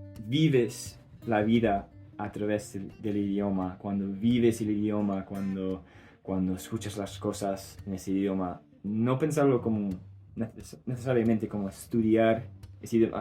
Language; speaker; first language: Spanish; non-native, fluent; English